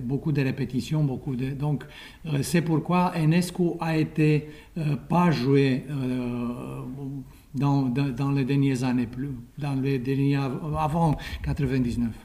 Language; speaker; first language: French; non-native, fluent; Romanian